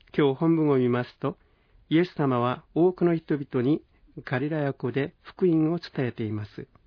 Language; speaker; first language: Japanese; non-native, fluent; Korean